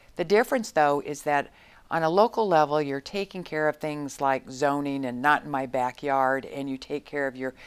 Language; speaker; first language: English; native; English